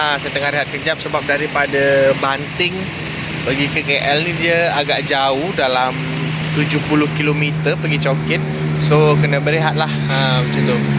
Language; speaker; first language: Malay; non-native, fluent; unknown